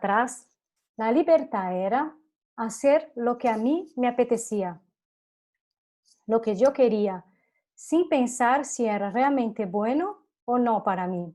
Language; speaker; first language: Spanish; non-native, fluent; Portuguese